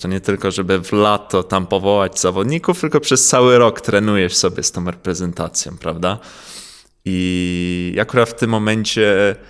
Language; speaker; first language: Polish; early bilingual, heritage; Polish